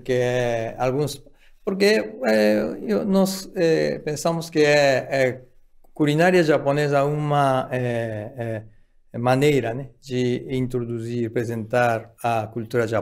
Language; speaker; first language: Portuguese; non-native, fluent; Japanese